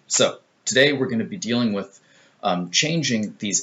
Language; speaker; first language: English; native; English